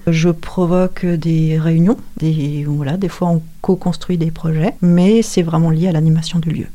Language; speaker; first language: French; native; French